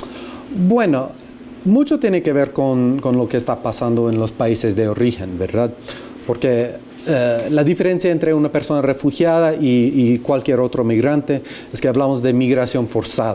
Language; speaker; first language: Spanish; non-native, fluent; English